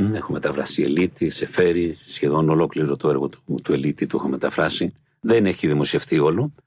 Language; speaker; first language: Greek; non-native, fluent; Spanish